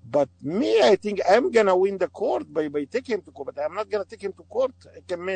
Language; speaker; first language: English; non-native, learner; Arabic